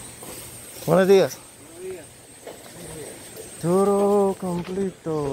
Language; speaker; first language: Spanish; non-native, learner; English